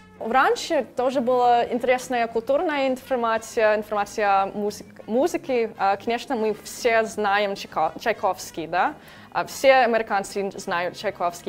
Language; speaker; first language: Russian; non-native, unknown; English